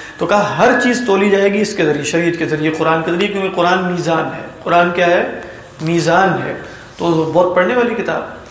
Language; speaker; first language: Urdu; native; Urdu